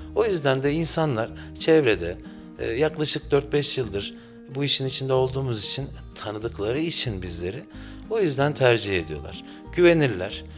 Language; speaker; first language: Turkish; native; Turkish